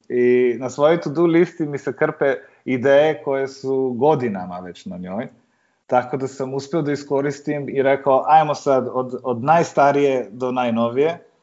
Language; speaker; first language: Serbian; early bilingual, heritage; Serbian